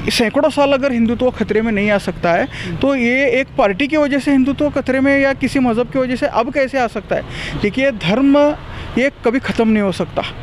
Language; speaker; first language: Hindi; non-native, local second language; Marathi